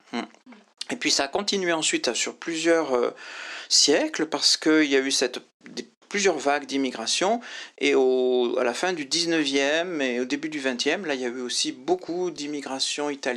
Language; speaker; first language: French; native; French